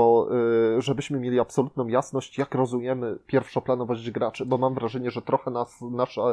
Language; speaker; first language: Polish; native; Polish